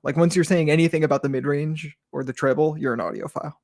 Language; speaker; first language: English; native; English